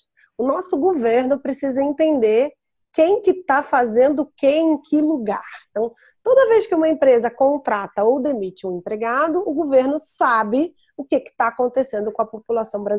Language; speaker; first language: Portuguese; native; Portuguese